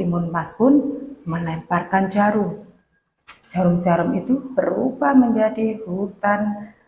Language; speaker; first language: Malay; non-native, local second language; Javanese